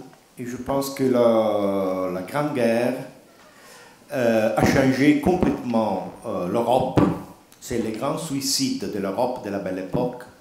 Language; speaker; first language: French; non-native, learner; Italian